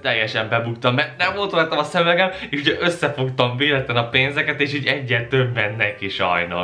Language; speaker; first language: Hungarian; native; Hungarian